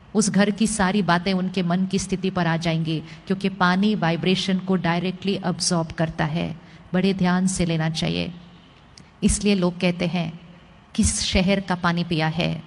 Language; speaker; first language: Hindi; native; Hindi